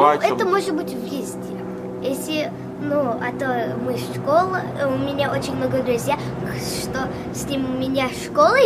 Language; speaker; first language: Russian; early bilingual, heritage; Russian